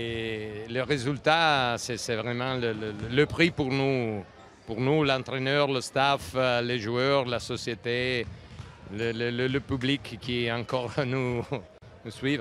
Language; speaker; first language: French; non-native, local second language; Italian